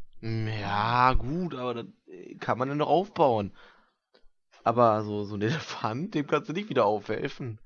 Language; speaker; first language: German; native; German